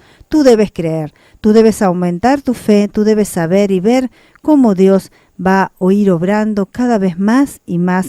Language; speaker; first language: Spanish; native; Spanish